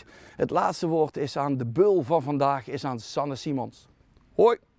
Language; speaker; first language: Dutch; native; Dutch